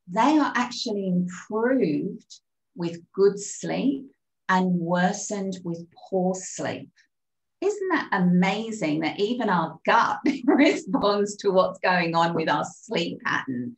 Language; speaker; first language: English; native; English